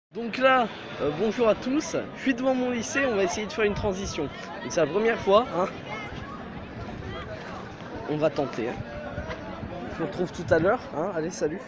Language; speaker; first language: French; native; French